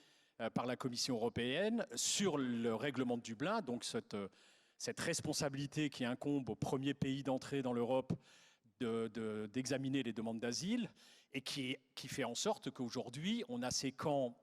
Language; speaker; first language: French; native; French